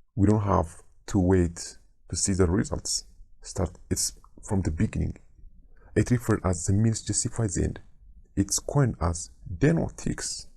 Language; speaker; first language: English; non-native, local second language; Amharic